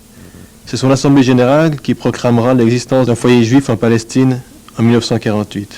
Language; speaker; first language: French; native; French